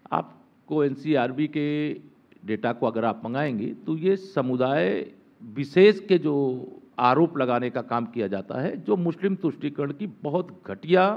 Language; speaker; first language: Hindi; native; Hindi